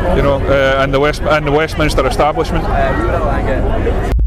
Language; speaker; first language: English; native; English